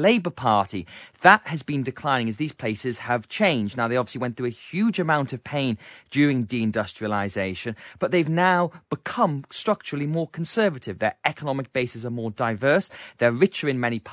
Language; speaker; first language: English; native; English